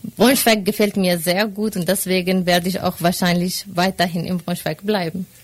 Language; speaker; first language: German; non-native, fluent; Arabic